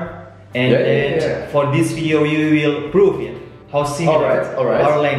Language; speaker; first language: English; non-native, learner; Indonesian